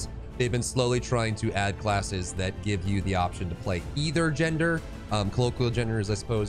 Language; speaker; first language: English; native; English